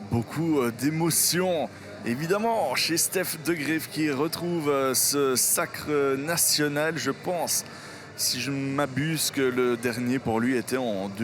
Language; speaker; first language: French; native; French